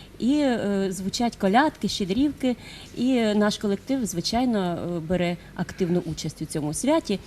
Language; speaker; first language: Ukrainian; native; Ukrainian